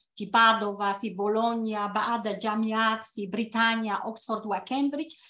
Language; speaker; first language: Arabic; non-native, fluent; Polish